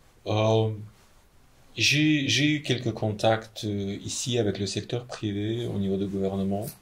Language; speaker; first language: French; non-native, fluent; Ukrainian